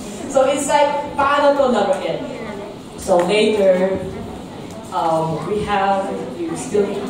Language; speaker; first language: English; non-native, local second language; Filipino